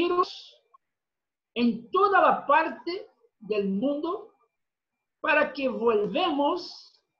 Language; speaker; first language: Spanish; non-native, fluent; Portuguese